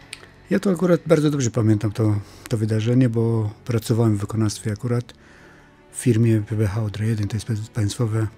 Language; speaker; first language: Polish; non-native, fluent; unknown